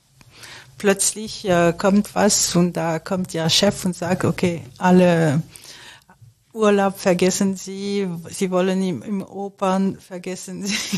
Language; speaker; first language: German; non-native, fluent; French